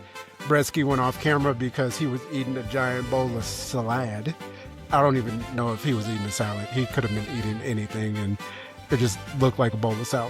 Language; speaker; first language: English; native; English